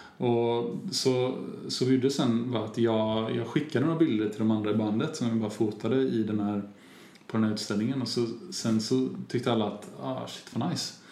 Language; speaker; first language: Swedish; native; Swedish